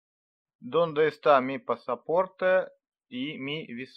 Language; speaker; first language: Spanish; non-native, learner; Russian